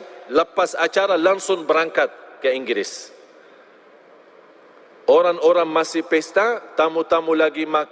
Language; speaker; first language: Indonesian; non-native, fluent; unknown